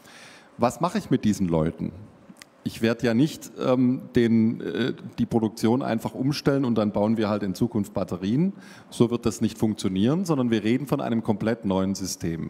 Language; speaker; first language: German; native; German